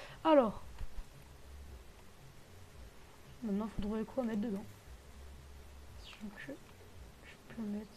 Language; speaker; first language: French; native; French